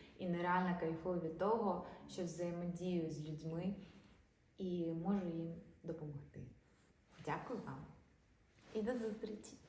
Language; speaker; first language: Ukrainian; non-native, local second language; Russian